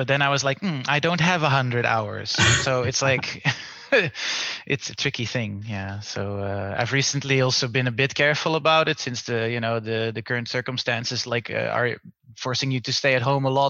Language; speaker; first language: English; non-native, fluent; Dutch